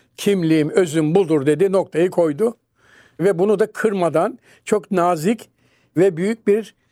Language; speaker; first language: Turkish; native; Turkish